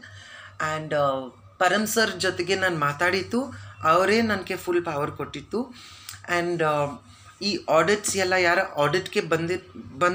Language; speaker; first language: Kannada; non-native, learner; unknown